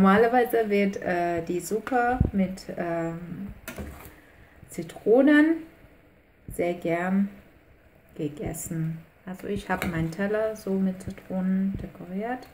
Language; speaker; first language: German; non-native, fluent; Persian